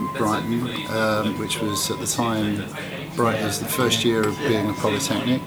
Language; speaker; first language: English; native; English